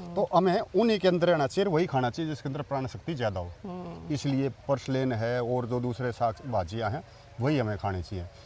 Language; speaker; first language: Hindi; native; Hindi